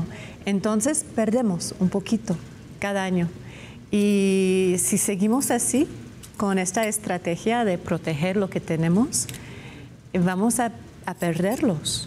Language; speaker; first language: Spanish; non-native, fluent; English